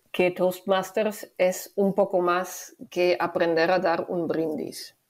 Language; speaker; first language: Spanish; non-native, fluent; German